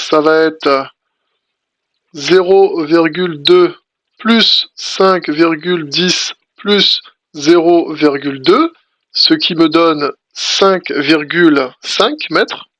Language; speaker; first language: French; native; French